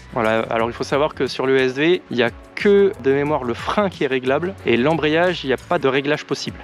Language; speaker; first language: French; native; French